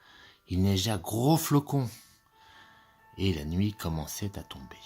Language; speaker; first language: French; native; French